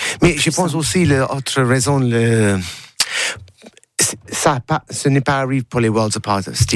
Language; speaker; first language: French; non-native, learner; English